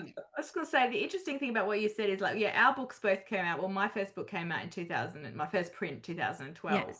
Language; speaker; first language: English; native; English